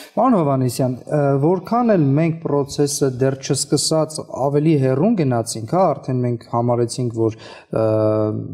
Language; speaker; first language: Armenian; native; Armenian